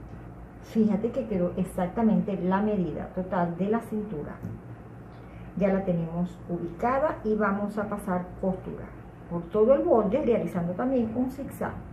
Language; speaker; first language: Spanish; native; Spanish